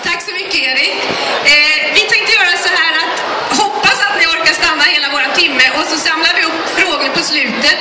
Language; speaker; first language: Swedish; native; Swedish